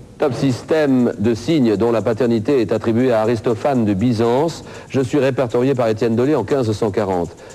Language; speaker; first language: French; native; French